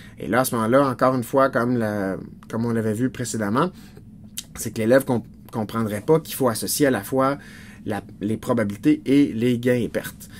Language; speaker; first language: French; native; French